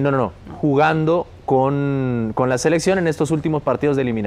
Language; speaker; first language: Spanish; native; Spanish